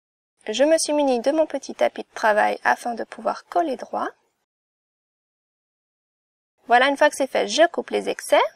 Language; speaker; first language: French; native; French